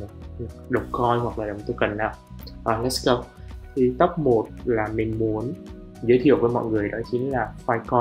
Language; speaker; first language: Vietnamese; native; Vietnamese